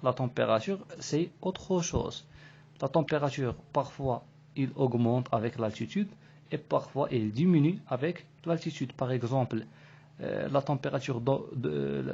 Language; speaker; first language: French; non-native, local second language; Arabic